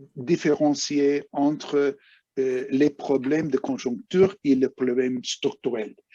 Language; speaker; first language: French; non-native, fluent; English